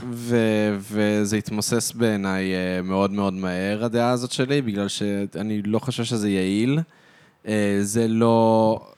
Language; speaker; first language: Hebrew; native; Hebrew